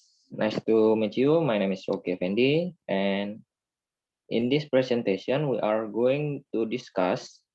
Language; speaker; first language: English; non-native, learner; Indonesian